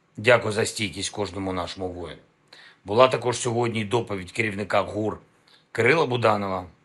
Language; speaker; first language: Ukrainian; non-native, local second language; Russian